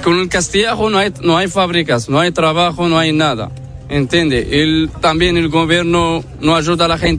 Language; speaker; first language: Spanish; non-native, learner; Arabic